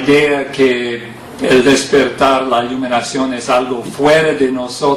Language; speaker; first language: Spanish; non-native, fluent; English